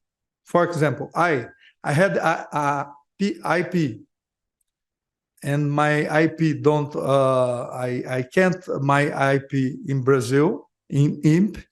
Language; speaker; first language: English; non-native, learner; Portuguese